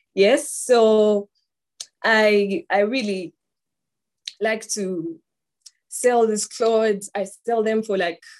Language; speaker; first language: English; non-native, local second language; Ganda